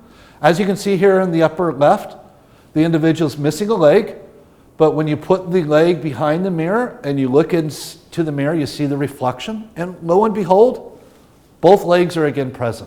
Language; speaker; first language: English; native; English